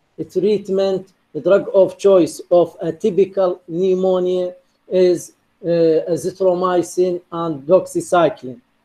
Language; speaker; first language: English; non-native, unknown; Arabic